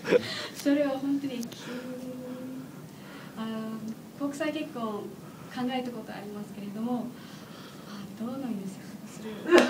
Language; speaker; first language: Japanese; non-native, learner; English